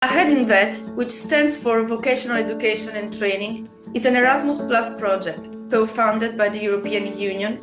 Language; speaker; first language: English; non-native, fluent; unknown